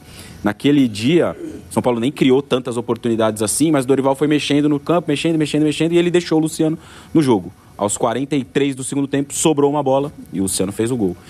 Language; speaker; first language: Portuguese; native; Portuguese